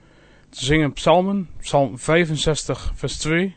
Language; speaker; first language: Dutch; native; Dutch